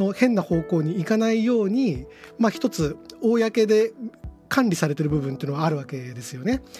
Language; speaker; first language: Japanese; native; Japanese